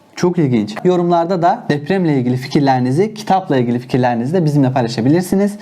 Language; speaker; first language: Turkish; non-native, local second language; Azerbaijani